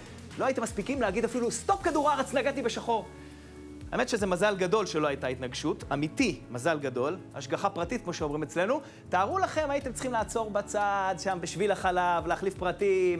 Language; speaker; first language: Hebrew; native; Hebrew